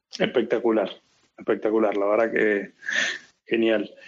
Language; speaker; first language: Spanish; native; Spanish